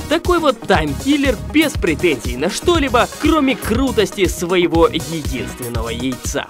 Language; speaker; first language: Russian; native; Russian